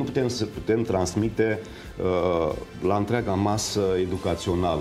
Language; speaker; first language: Romanian; native; Romanian